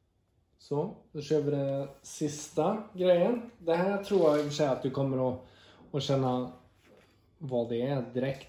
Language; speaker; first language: Swedish; native; Swedish